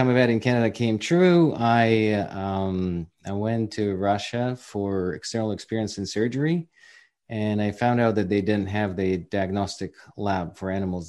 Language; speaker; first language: English; non-native, fluent; Ukrainian